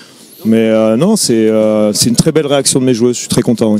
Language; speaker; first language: French; native; French